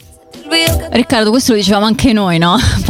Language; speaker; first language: Italian; native; Italian